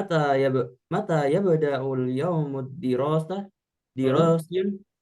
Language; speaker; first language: Arabic; non-native, learner; Indonesian